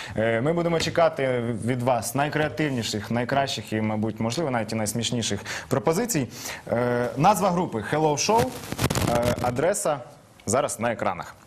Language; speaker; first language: Ukrainian; native; Ukrainian